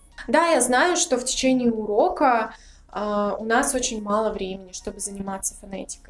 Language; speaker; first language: Russian; native; Russian